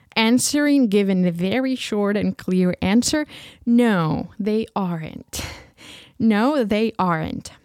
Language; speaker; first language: English; non-native, fluent; Ukrainian